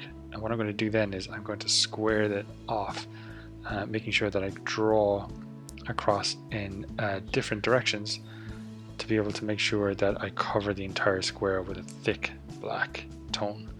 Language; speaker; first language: English; native; English